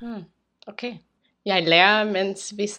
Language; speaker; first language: Danish; non-native, learner; English